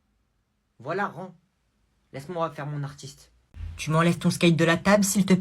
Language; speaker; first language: French; native; French